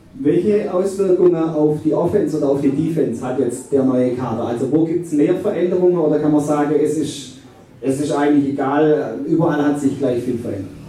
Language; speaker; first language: German; native; German